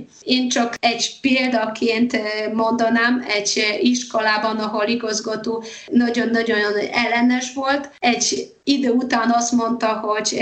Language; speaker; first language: Hungarian; non-native, fluent; Polish